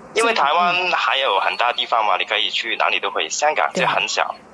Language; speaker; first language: Chinese; non-native, fluent; Cantonese